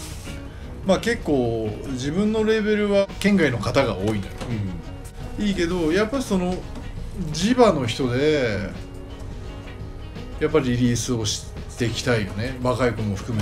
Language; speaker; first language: Japanese; native; Japanese